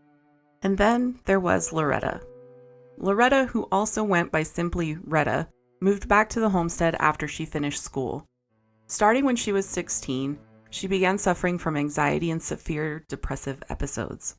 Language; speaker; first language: English; native; English